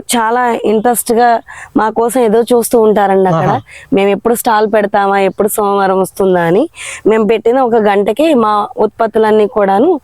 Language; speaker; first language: Telugu; native; Telugu